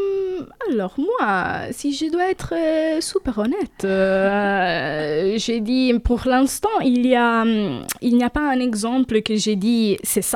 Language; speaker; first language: French; non-native, fluent; Italian